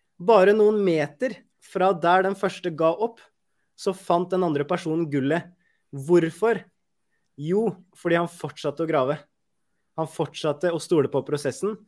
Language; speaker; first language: Norwegian; native; Norwegian